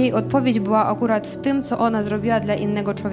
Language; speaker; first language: Polish; non-native, fluent; Russian